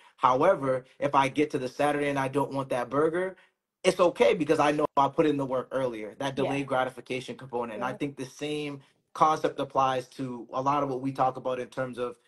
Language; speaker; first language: English; native; English